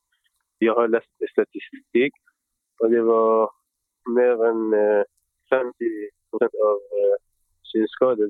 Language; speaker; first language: Swedish; non-native, fluent; Persian